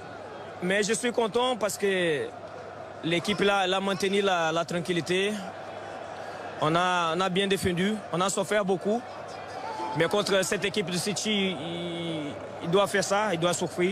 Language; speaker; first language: French; non-native, fluent; Portuguese